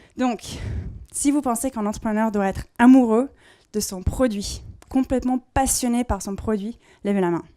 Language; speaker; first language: French; non-native, fluent; English